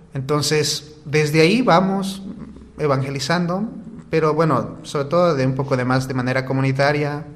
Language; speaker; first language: Spanish; native; Spanish